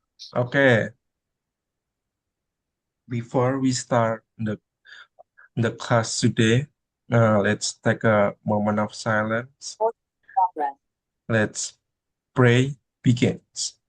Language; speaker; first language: English; non-native, learner; Indonesian